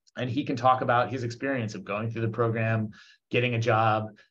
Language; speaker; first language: English; native; English